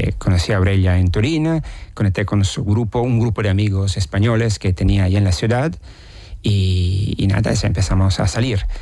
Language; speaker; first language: Spanish; non-native, fluent; Italian